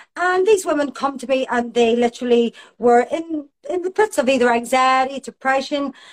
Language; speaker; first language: English; native; English